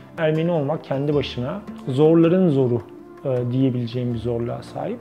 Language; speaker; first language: Turkish; native; Turkish